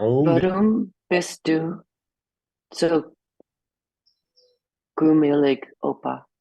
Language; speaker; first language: German; non-native, learner; English